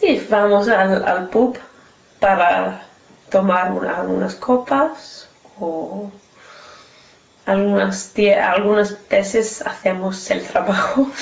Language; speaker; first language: Spanish; non-native, learner; English